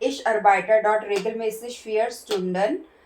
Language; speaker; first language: German; non-native, fluent; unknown